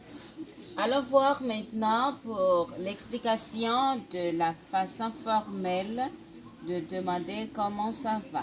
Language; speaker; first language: French; non-native, fluent; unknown